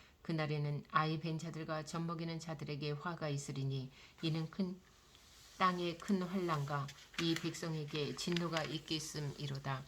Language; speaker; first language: Korean; native; Korean